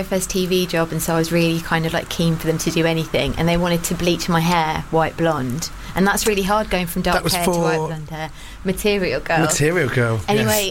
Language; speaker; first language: English; native; English